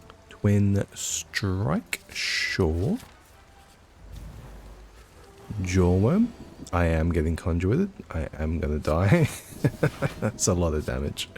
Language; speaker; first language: English; native; English